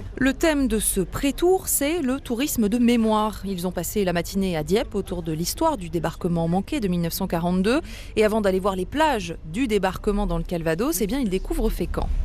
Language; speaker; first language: French; native; French